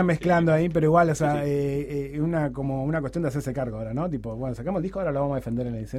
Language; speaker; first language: Spanish; native; Spanish